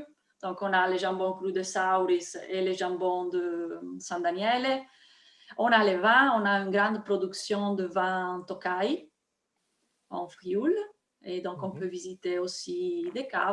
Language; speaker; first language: French; non-native, fluent; Italian